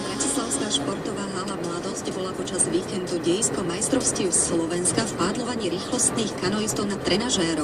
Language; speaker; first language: Slovak; native; Slovak